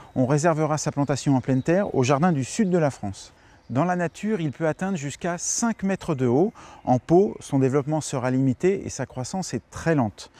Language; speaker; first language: French; native; French